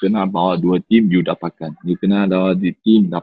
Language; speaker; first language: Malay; non-native, local second language; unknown